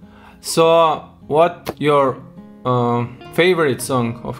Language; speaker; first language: English; non-native, learner; Russian